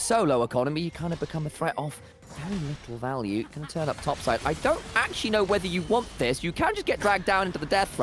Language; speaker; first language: English; native; English